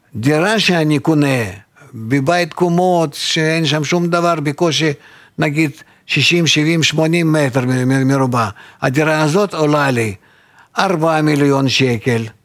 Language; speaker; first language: Hebrew; non-native, fluent; Russian